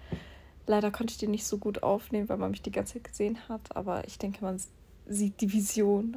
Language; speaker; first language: German; native; German